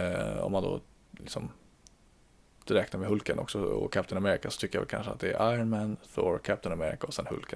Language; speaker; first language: Swedish; native; Swedish